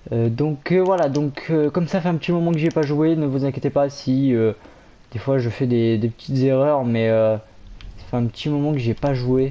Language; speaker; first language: French; native; French